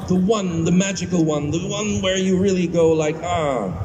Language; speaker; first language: English; non-native, fluent; Dutch